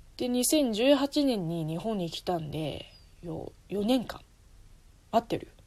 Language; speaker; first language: Japanese; non-native, fluent; Chinese